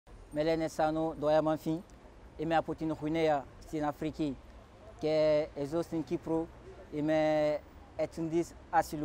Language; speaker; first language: Greek; non-native, learner; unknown